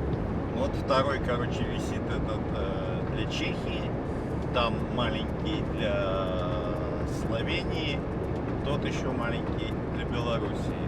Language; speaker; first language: Russian; native; Russian